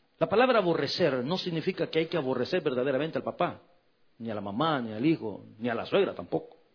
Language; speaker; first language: Spanish; native; Spanish